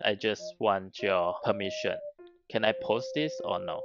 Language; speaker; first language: English; non-native, local second language; Chinese